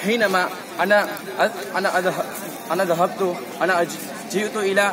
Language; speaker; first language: Arabic; non-native, learner; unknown